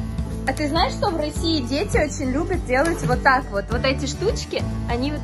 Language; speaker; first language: Russian; native; Russian